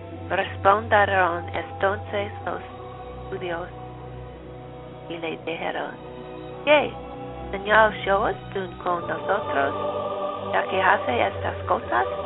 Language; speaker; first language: Spanish; non-native, learner; English